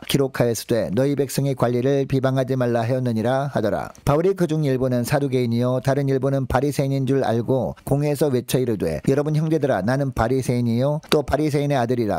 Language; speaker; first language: Korean; native; Korean